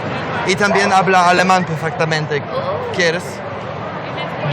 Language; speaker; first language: Spanish; non-native, learner; Polish